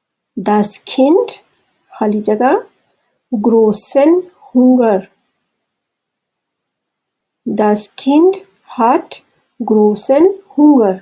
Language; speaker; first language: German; non-native, fluent; Urdu